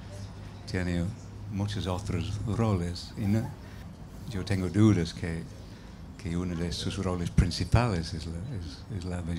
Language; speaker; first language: Spanish; non-native, fluent; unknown